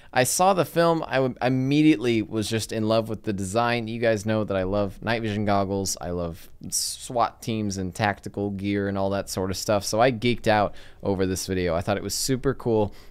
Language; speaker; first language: English; native; English